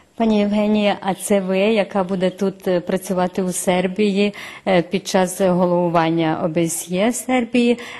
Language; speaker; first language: Ukrainian; early bilingual, heritage; Ukrainian